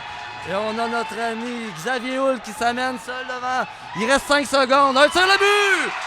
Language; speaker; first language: French; native; French